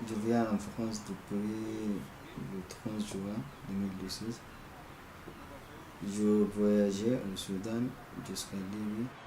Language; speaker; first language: French; non-native, learner; Arabic